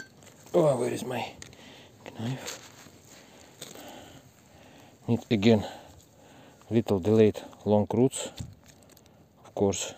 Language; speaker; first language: English; non-native, learner; Russian